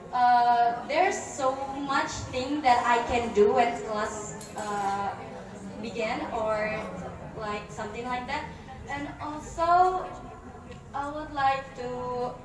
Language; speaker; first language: English; non-native, learner; Indonesian